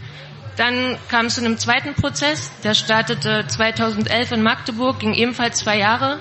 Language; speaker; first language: German; native; German